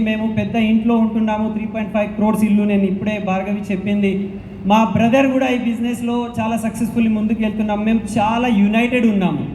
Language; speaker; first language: Telugu; non-native, local second language; Hindi